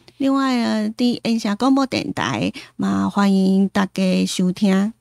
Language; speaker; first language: Chinese; native; Chinese